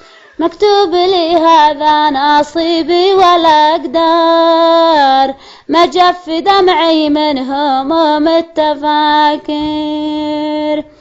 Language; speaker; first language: Arabic; native; Arabic